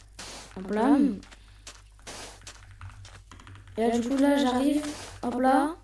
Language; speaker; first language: French; native; French